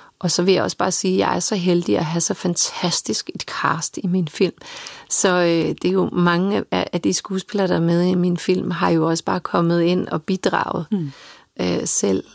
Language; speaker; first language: Danish; early bilingual, other home language; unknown